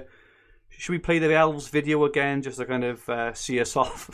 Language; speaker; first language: English; native; English